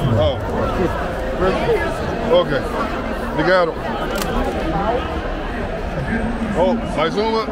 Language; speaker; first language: Portuguese; non-native, learner; English